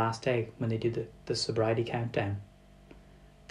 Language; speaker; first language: English; native; English